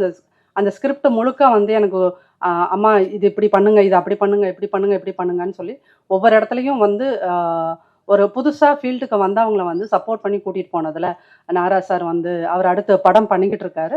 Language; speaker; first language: Tamil; native; Tamil